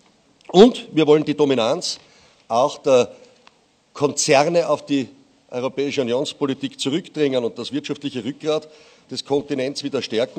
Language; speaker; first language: German; native; German